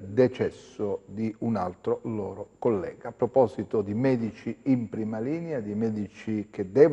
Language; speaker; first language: Italian; native; Italian